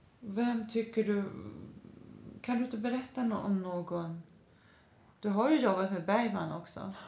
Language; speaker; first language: Swedish; native; Swedish